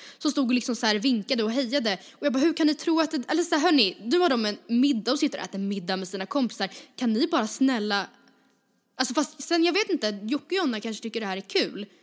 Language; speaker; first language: Swedish; native; Swedish